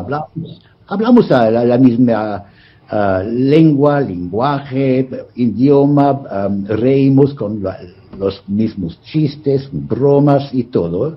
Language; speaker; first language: Spanish; non-native, fluent; English